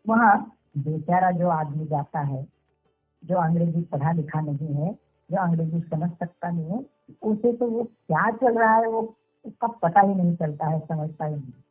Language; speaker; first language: Hindi; non-native, local second language; Marathi